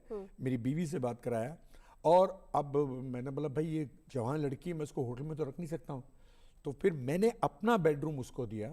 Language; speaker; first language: Hindi; native; Hindi